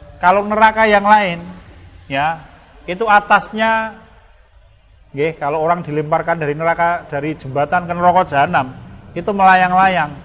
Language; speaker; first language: Indonesian; non-native, local second language; Javanese